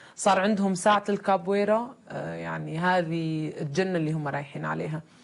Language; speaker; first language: Arabic; native; Arabic